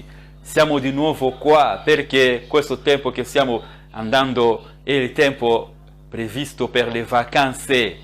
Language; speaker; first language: Italian; non-native, fluent; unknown